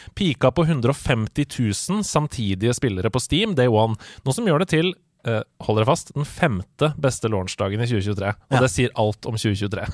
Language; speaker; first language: Norwegian; native; Norwegian